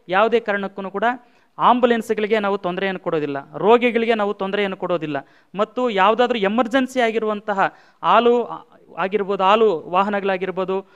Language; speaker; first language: Kannada; native; Kannada